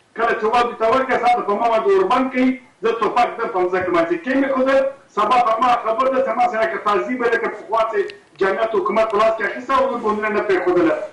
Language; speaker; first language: Pashto; native; Pashto